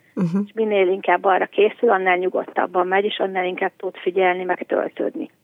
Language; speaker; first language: Hungarian; native; Hungarian